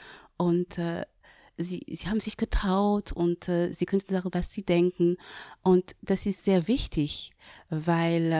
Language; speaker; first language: German; non-native, fluent; French